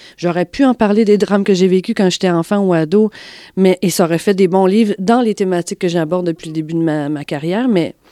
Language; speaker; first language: French; native; French